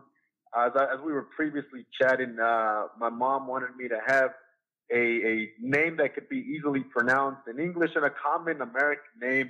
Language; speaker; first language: English; native; English